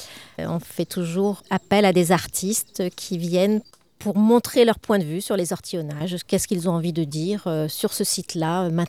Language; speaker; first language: French; native; French